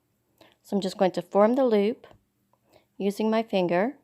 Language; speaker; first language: English; native; English